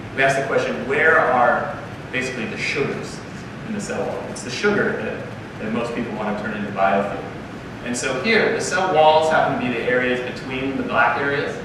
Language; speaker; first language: English; native; English